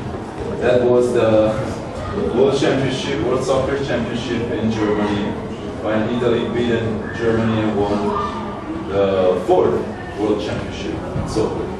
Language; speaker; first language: English; non-native, learner; Italian